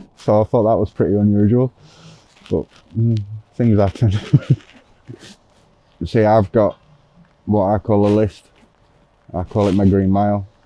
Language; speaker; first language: English; native; English